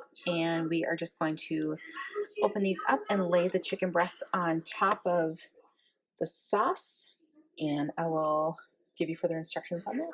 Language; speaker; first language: English; native; English